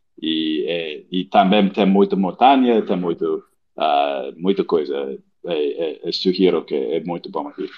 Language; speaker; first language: Portuguese; non-native, learner; English